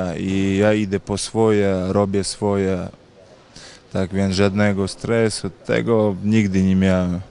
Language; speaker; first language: Polish; non-native, fluent; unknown